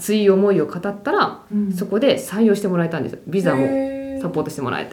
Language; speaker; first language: Japanese; native; Japanese